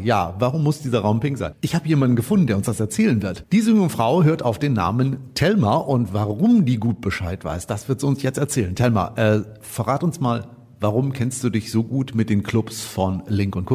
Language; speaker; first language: German; native; German